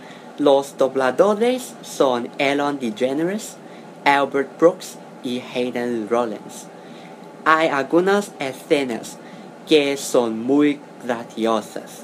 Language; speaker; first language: Spanish; non-native, learner; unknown